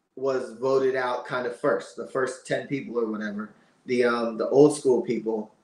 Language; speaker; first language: English; native; English